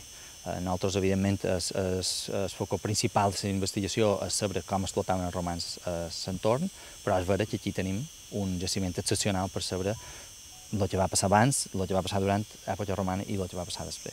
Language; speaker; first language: Catalan; native; Catalan